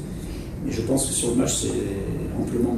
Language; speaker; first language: French; native; French